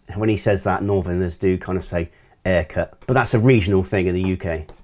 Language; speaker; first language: English; native; English